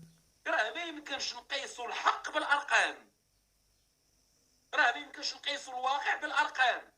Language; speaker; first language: Arabic; native; Arabic